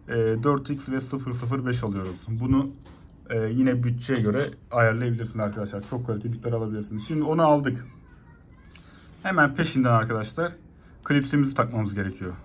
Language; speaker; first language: Turkish; native; Turkish